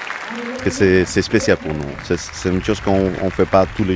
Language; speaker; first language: French; non-native, fluent; Spanish